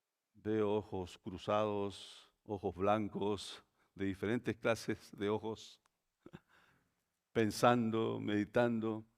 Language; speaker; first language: Spanish; native; Spanish